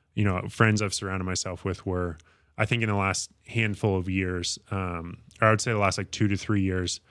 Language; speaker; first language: English; native; English